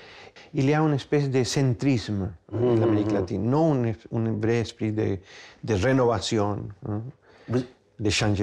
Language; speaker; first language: French; non-native, fluent; Spanish